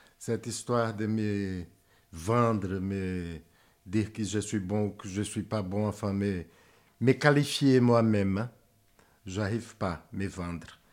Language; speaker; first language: French; non-native, fluent; Portuguese